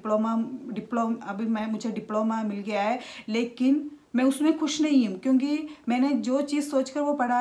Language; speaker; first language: Hindi; non-native, local second language; Malayalam